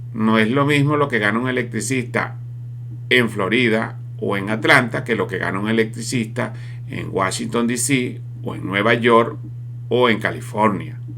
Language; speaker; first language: Spanish; native; Spanish